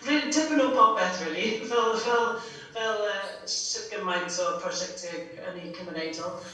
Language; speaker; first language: Welsh; non-native, fluent; English